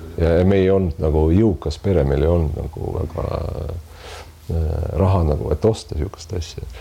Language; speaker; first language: Estonian; non-native, local second language; Russian